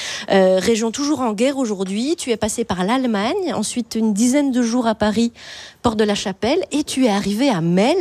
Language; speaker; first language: French; native; French